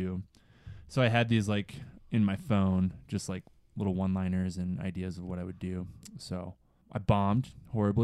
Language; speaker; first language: English; native; English